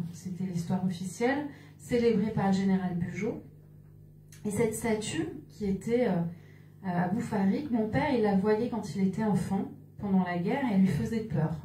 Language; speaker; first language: French; native; French